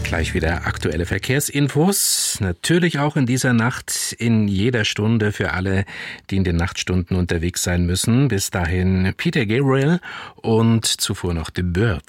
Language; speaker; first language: German; native; German